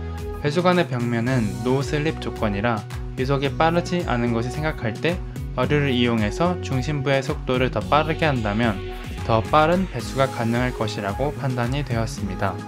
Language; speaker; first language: Korean; native; Korean